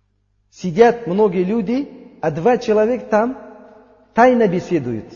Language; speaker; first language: Russian; non-native, learner; Uzbek